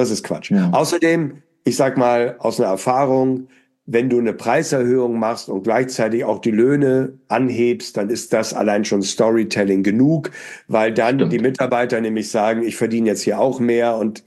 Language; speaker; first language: German; native; German